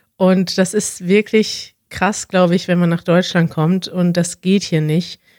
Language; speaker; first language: German; native; German